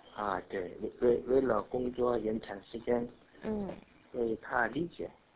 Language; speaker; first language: Chinese; non-native, learner; Korean